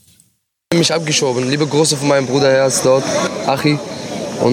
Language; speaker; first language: German; non-native, fluent; Arabic